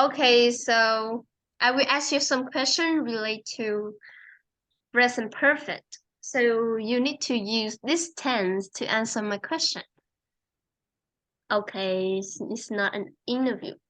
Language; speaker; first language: English; non-native, fluent; Vietnamese